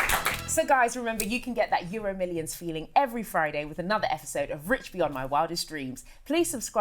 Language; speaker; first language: English; native; English